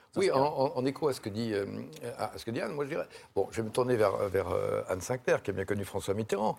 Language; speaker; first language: French; native; French